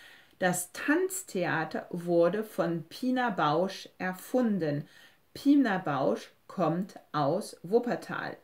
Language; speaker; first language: German; non-native, fluent; French